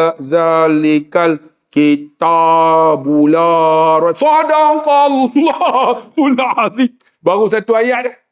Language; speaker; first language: Malay; native; Malay